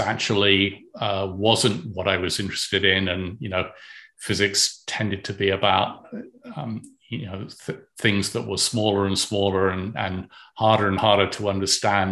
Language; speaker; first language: English; native; English